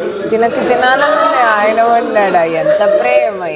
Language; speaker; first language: Telugu; native; Telugu